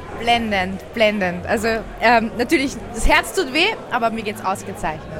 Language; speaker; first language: German; early bilingual, other home language; Persian